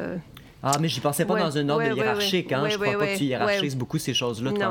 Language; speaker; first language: French; native; French